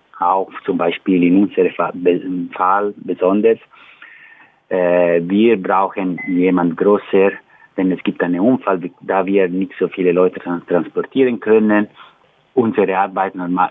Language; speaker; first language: German; non-native, learner; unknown